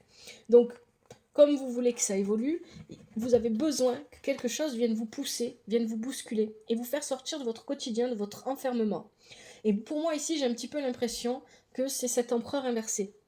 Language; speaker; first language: French; native; French